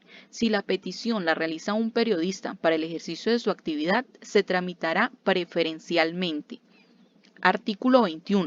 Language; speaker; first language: Spanish; native; Spanish